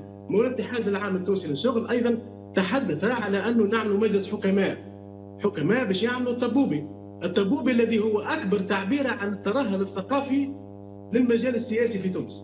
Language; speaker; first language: Arabic; native; Arabic